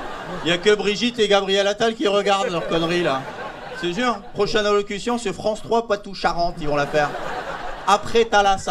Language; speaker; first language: French; native; French